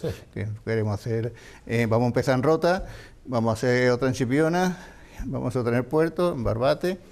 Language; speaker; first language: Spanish; native; Spanish